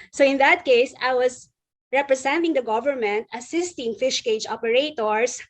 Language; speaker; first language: English; non-native, local second language; Filipino